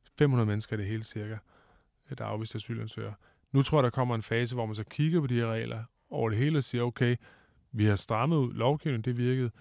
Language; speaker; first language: Danish; native; Danish